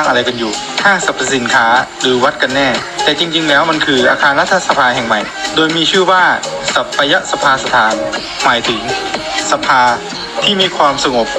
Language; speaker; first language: Thai; native; Thai